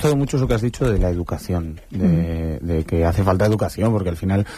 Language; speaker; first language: Spanish; native; Spanish